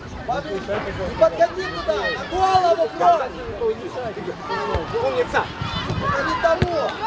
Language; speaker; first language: Russian; native; Russian